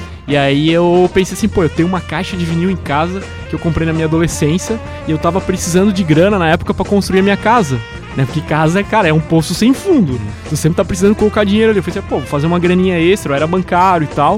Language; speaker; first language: Portuguese; native; Portuguese